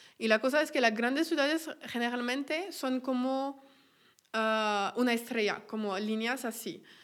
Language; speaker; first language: Spanish; non-native, fluent; French